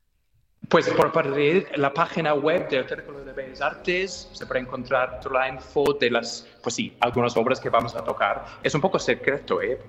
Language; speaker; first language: Spanish; non-native, fluent; English